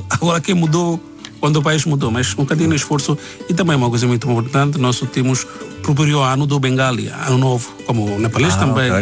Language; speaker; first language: Portuguese; non-native, learner; Bangla